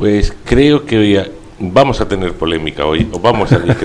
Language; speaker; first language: Spanish; native; Spanish